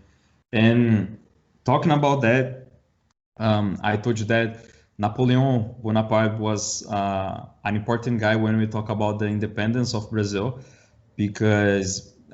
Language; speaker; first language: English; non-native, learner; Portuguese